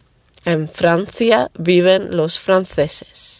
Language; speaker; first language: Spanish; non-native, fluent; Dutch